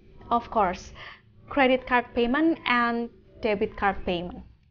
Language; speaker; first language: English; non-native, fluent; Indonesian